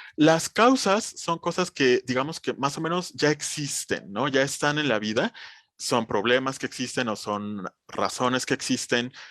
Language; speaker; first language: Spanish; native; Spanish